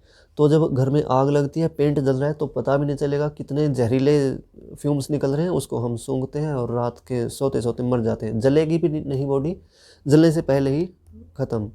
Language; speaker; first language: Hindi; native; Hindi